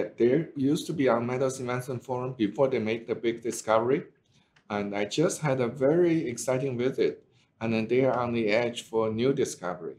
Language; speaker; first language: English; non-native, fluent; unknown